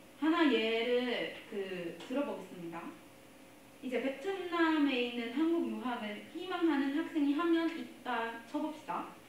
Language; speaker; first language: Korean; non-native, fluent; Spanish